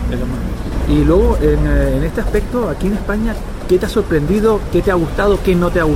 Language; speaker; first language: Spanish; native; Spanish